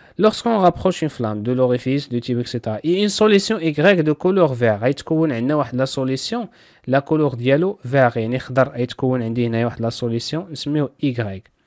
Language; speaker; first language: French; non-native, local second language; Arabic